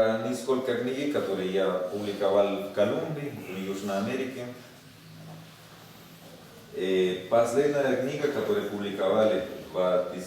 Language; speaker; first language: Russian; non-native, learner; Spanish